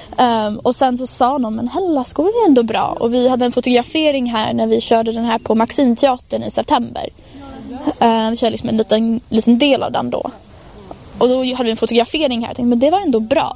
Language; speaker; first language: Swedish; native; Swedish